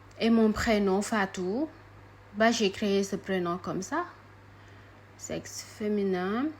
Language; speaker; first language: French; non-native, local second language; Wolof